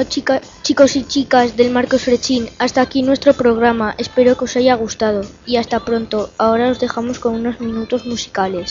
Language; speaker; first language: Spanish; native; Spanish